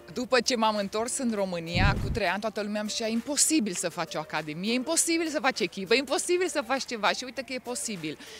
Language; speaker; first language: Romanian; native; Romanian